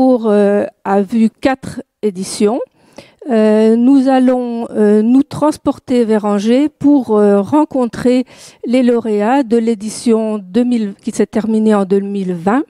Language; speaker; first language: French; native; French